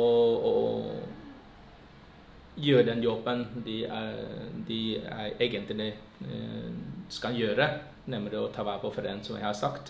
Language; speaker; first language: Norwegian; non-native, fluent; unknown